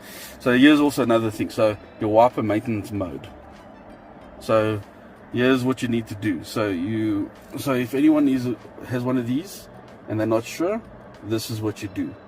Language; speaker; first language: English; native; English